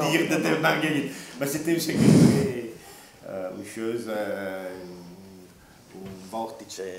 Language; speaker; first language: French; non-native, learner; Italian